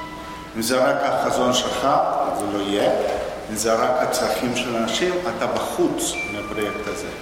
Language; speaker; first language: Hebrew; non-native, fluent; Spanish